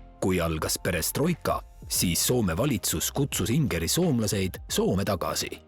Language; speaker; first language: Estonian; native; Estonian